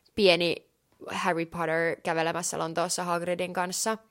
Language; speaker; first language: Finnish; native; Finnish